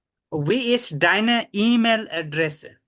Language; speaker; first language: German; non-native, fluent; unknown